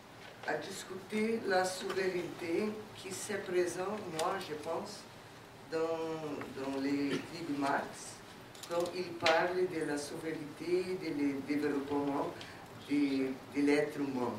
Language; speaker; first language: French; non-native, fluent; Portuguese